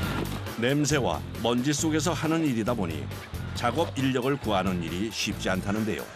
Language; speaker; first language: Korean; native; Korean